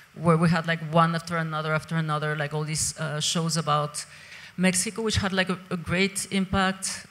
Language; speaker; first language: English; non-native, fluent; Spanish